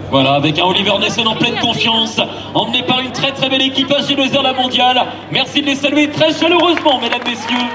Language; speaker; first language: French; native; French